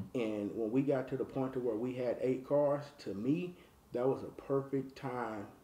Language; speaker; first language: English; native; English